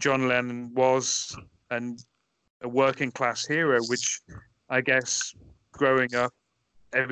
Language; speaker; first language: English; native; English